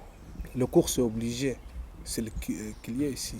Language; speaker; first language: French; non-native, learner; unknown